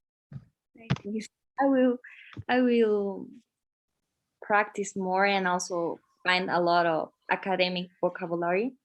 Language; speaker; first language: English; non-native, learner; Spanish